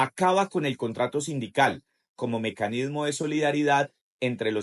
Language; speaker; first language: Spanish; native; Spanish